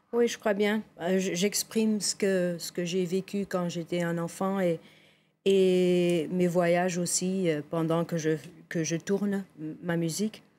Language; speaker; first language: French; non-native, local second language; English